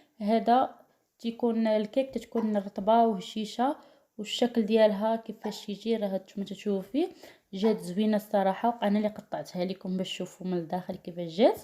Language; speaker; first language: Arabic; native; Arabic